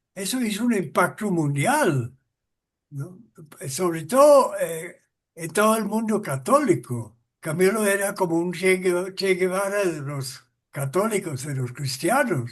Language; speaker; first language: Spanish; non-native, fluent; English